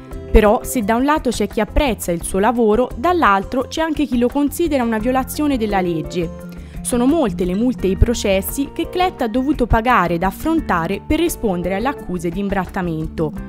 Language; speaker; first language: Italian; native; Italian